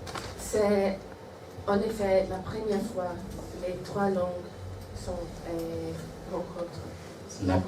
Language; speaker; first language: French; non-native, learner; English